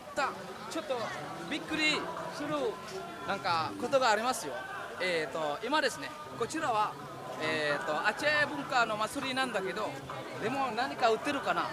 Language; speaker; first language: Japanese; non-native, learner; Indonesian